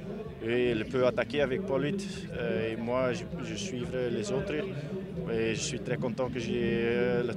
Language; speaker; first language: French; non-native, local second language; Dutch